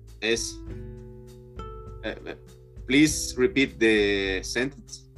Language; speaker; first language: English; non-native, learner; Spanish